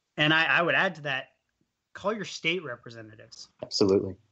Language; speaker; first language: English; native; English